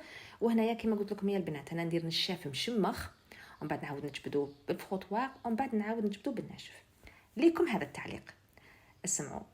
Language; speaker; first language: Arabic; native; Arabic